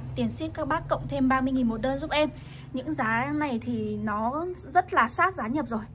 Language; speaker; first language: Vietnamese; native; Vietnamese